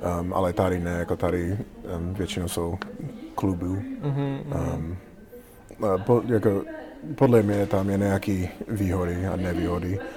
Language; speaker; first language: Czech; non-native, learner; English